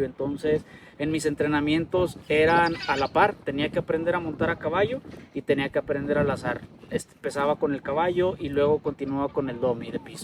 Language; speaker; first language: Spanish; native; Spanish